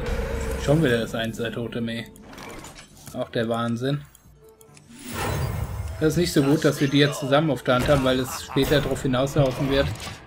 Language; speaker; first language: German; native; German